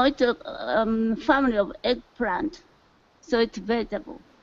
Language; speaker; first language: English; non-native, learner; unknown